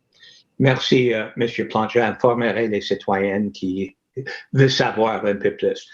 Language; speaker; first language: French; non-native, local second language; English